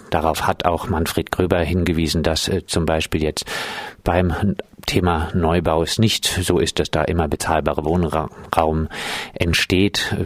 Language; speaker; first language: German; native; German